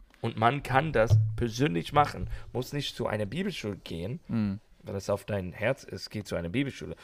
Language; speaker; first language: German; non-native, learner; English